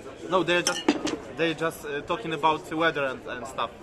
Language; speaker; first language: English; non-native, fluent; Polish